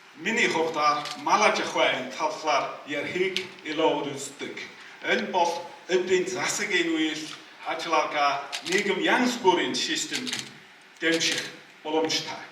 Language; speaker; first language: Mongolian; non-native, learner; English